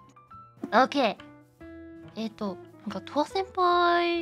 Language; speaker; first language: Japanese; non-native, learner; English